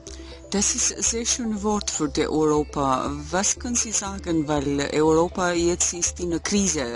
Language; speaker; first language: German; non-native, learner; Albanian